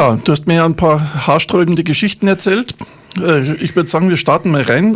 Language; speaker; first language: German; native; German